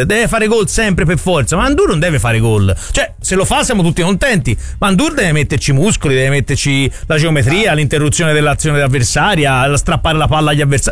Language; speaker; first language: Italian; native; Italian